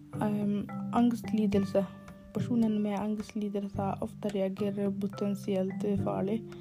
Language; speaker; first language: Norwegian; non-native, learner; Arabic